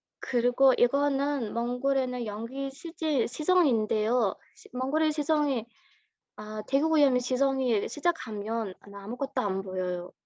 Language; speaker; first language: Korean; non-native, learner; Mongolian